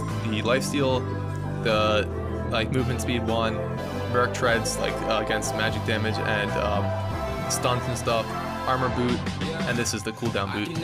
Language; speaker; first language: English; native; English